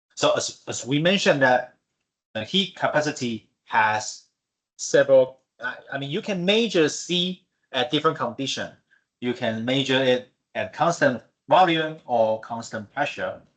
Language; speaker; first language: English; non-native, fluent; Chinese